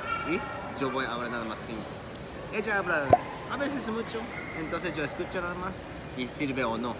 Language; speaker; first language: Spanish; non-native, learner; Japanese